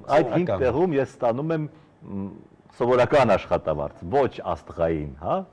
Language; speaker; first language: Armenian; native; Armenian